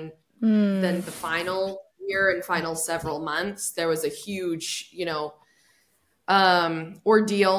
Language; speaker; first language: English; native; English